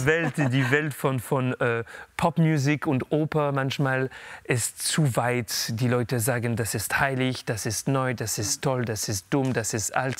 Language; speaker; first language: German; non-native, learner; French